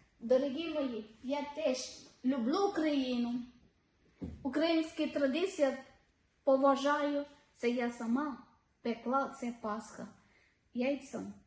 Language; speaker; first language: Ukrainian; non-native, learner; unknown